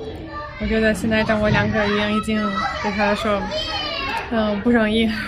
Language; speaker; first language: Chinese; non-native, fluent; Russian